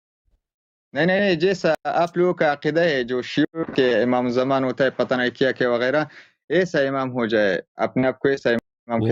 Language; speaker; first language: Urdu; non-native, fluent; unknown